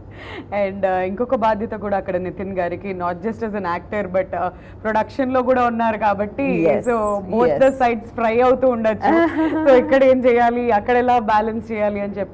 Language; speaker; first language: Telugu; native; Telugu